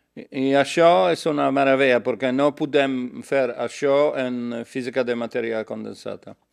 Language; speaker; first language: Catalan; non-native, learner; Polish